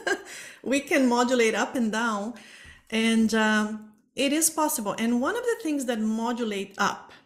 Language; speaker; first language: English; non-native, fluent; Portuguese